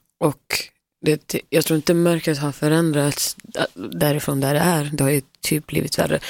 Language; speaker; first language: Swedish; early bilingual, other home language; Somali